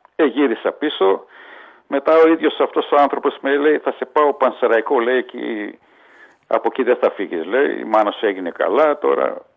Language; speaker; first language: Greek; early bilingual, heritage; Greek